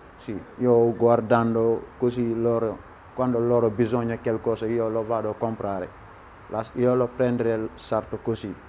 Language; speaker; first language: Italian; non-native, learner; Wolof